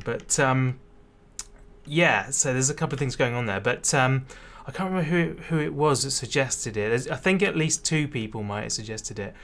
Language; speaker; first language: English; native; English